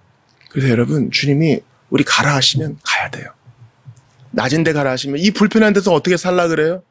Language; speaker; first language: Korean; native; Korean